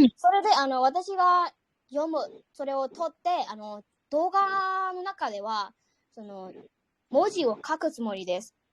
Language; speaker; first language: Japanese; non-native, learner; Burmese